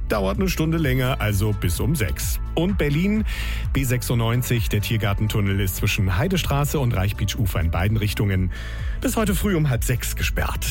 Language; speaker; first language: German; native; German